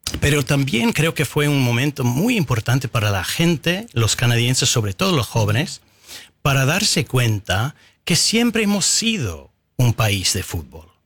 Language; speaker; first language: Spanish; non-native, fluent; English